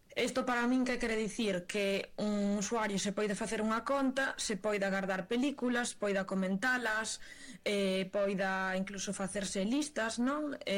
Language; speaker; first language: Galician; native; Galician